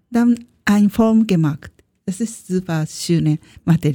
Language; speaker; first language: German; non-native, learner; Japanese